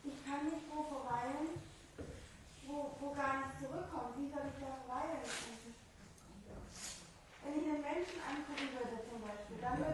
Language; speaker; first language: German; native; German